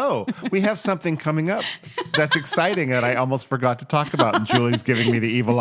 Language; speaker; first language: English; native; English